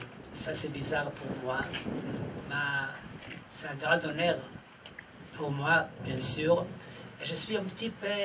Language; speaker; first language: French; non-native, fluent; Hebrew